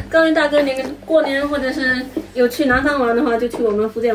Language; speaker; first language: Chinese; native; Chinese